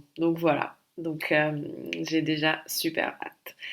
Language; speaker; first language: French; non-native, fluent; Slovak